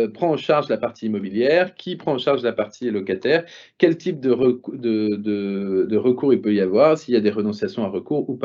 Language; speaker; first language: French; native; French